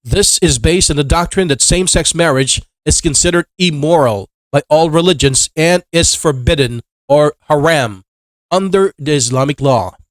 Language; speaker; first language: English; non-native, local second language; Filipino